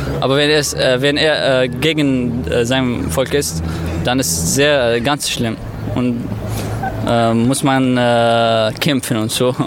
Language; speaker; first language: German; non-native, learner; Arabic